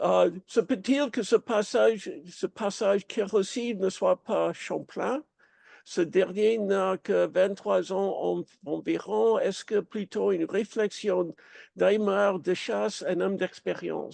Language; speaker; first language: French; non-native, fluent; English